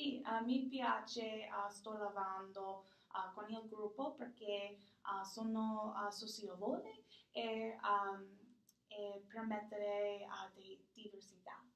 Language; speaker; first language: Italian; non-native, learner; English